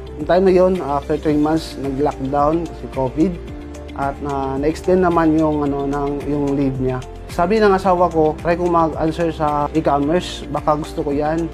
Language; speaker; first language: Filipino; non-native, local second language; Cebuano